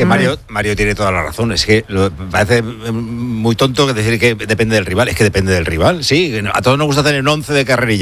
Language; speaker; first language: Spanish; native; Spanish